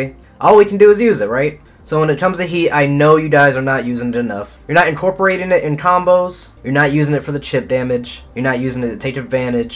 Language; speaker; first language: English; native; English